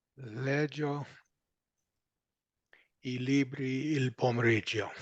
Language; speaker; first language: Italian; non-native, learner; English